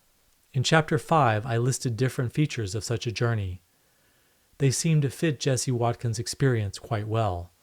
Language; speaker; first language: English; native; English